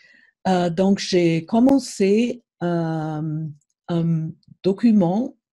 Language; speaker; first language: French; non-native, fluent; German